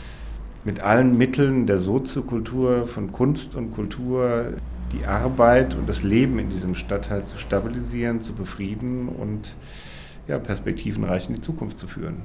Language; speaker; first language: German; native; German